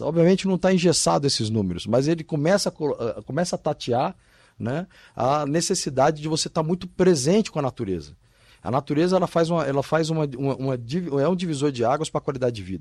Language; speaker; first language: Portuguese; native; Portuguese